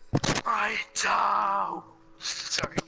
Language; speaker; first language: English; native; English